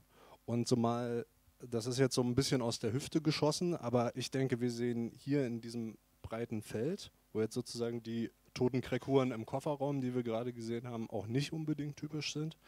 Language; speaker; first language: German; native; German